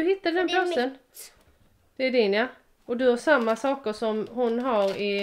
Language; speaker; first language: Swedish; native; Swedish